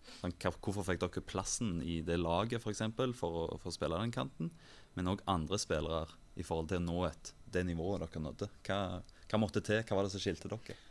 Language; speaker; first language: Norwegian; native; Norwegian